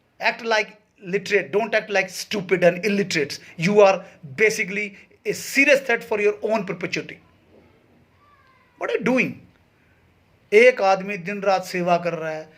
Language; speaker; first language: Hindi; native; Hindi